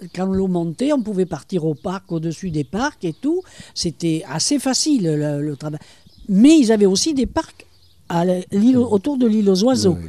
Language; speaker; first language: French; native; French